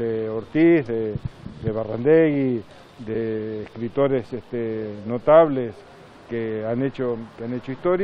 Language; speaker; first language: Spanish; native; Spanish